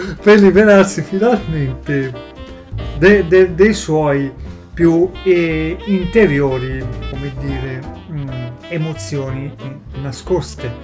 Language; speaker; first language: Italian; native; Italian